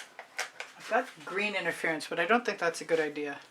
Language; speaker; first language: English; native; English